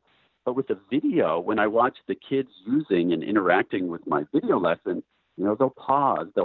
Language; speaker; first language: English; native; English